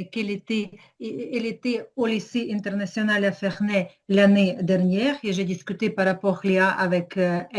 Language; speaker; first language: French; non-native, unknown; Ukrainian